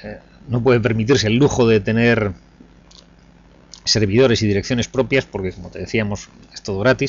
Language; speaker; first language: Spanish; native; Spanish